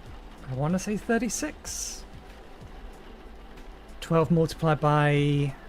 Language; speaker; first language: English; native; English